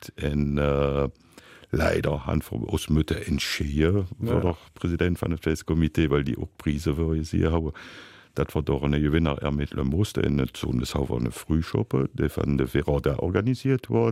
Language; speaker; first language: German; native; German